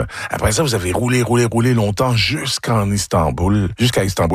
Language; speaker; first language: French; native; French